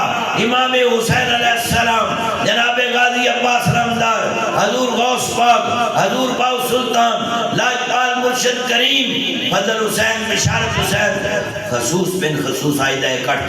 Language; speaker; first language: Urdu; non-native, local second language; Punjabi